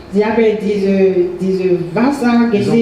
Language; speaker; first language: German; non-native, fluent; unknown